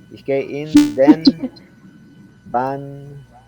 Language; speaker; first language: German; non-native, fluent; Spanish